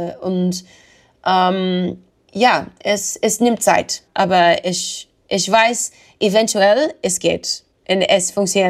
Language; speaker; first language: German; non-native, learner; English